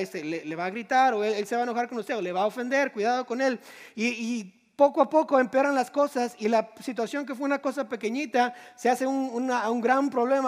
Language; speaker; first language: Spanish; native; Spanish